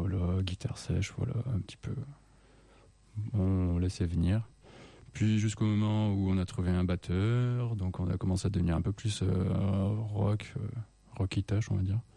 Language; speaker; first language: French; native; French